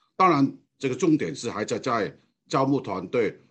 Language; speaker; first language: Chinese; non-native, fluent; Cantonese